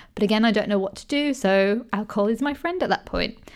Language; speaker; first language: English; native; English